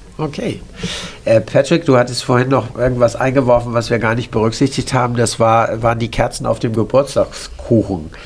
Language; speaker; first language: German; native; German